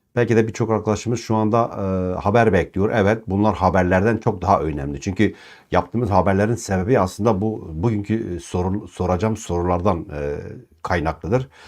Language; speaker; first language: Turkish; non-native, local second language; Kurdish